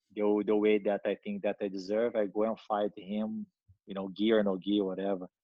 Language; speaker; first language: English; non-native, learner; Portuguese